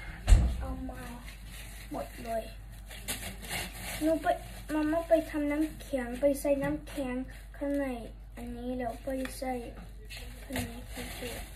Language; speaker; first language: Thai; early bilingual, heritage; Swedish